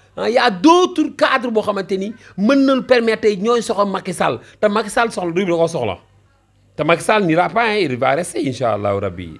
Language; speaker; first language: French; non-native, local second language; Wolof